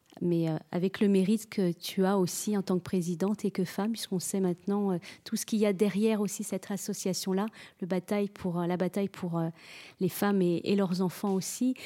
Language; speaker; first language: French; native; French